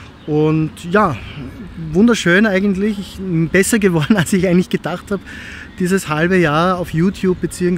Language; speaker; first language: German; native; German